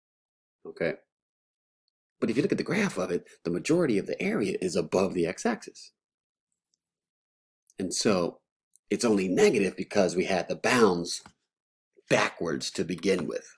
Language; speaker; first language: English; native; English